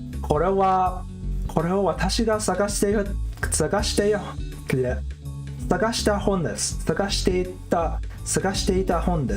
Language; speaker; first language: Japanese; non-native, learner; English